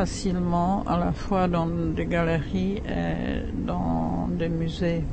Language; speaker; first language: French; non-native, fluent; Czech